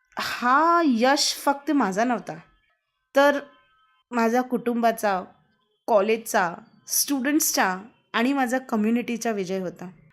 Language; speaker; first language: Marathi; non-native, local second language; Hindi